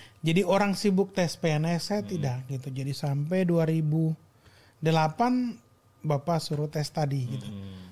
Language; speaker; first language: Indonesian; native; Indonesian